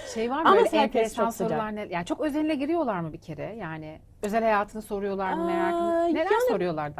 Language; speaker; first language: Turkish; native; Turkish